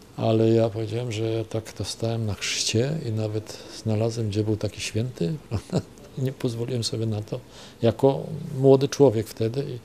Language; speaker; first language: Polish; non-native, local second language; German